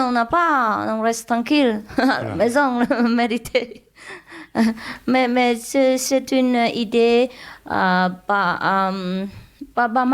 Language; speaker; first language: French; non-native, learner; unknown